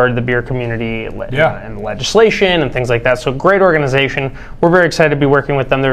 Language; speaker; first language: English; non-native, fluent; Spanish